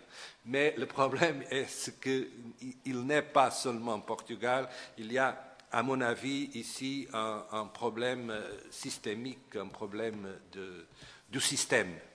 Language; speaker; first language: French; non-native, fluent; Portuguese